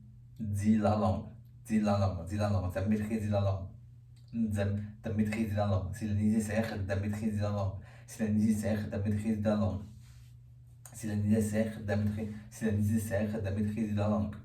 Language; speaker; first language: French; non-native, learner; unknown